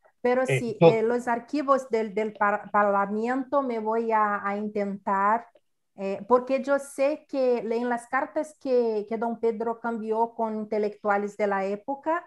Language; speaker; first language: Spanish; non-native, learner; Portuguese